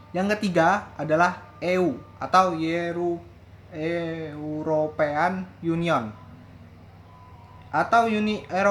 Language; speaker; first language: Indonesian; native; Indonesian